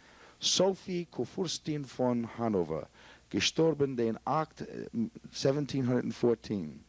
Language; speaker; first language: German; non-native, learner; English